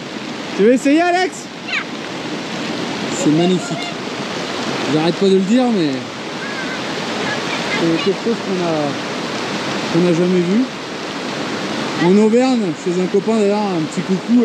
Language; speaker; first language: French; native; French